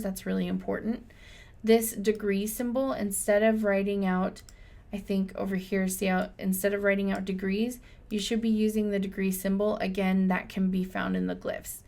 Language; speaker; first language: English; native; English